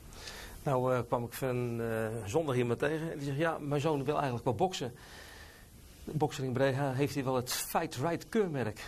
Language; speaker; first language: Dutch; native; Dutch